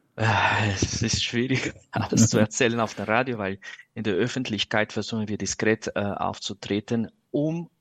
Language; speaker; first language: German; non-native, fluent; Portuguese